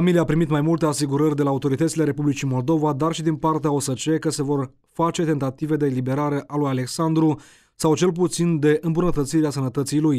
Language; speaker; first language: Romanian; native; Romanian